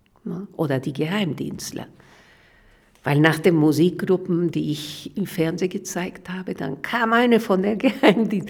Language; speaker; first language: German; non-native, fluent; Spanish